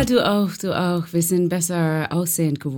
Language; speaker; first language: German; non-native, learner; English